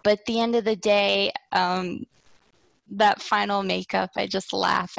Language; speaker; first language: English; native; English